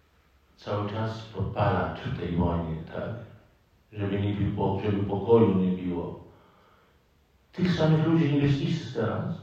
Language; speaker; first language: Polish; non-native, fluent; Arabic